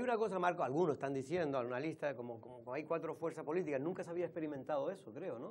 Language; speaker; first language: Spanish; native; Spanish